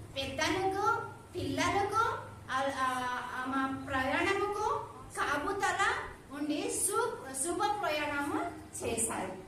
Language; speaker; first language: Telugu; non-native, learner; Odia